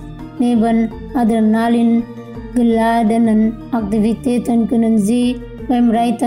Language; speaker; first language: German; non-native, fluent; Indonesian